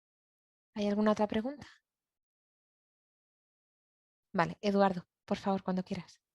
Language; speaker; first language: Spanish; native; Spanish